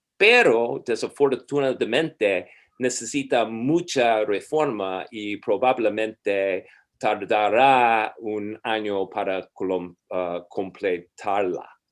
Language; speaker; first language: Spanish; non-native, fluent; English